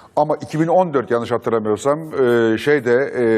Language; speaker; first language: Turkish; native; Turkish